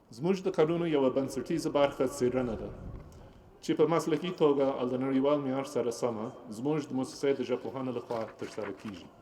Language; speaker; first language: Pashto; non-native, fluent; English